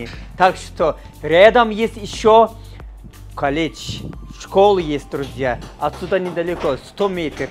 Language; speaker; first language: Russian; non-native, fluent; Turkish